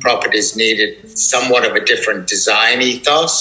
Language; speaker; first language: English; native; English